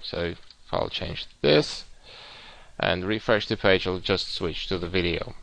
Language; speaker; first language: English; non-native, fluent; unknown